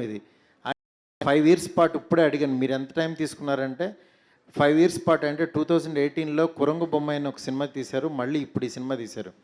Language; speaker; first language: Telugu; native; Telugu